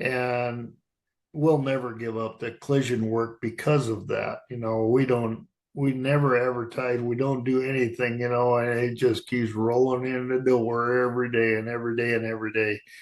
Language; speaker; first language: English; native; English